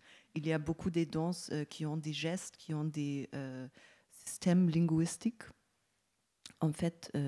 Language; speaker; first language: French; non-native, fluent; German